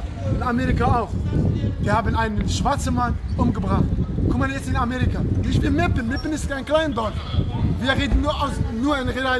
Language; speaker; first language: German; non-native, learner; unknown